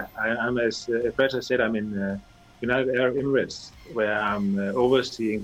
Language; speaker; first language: English; non-native, fluent; Danish